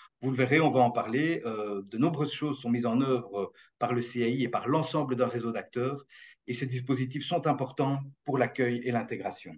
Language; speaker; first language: French; native; French